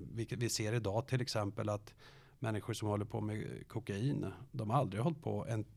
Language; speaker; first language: Swedish; native; Swedish